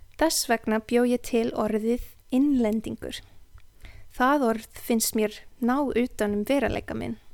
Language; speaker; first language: Icelandic; non-native, fluent; Serbian